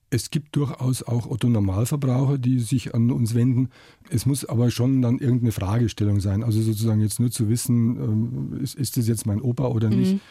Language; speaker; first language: German; native; German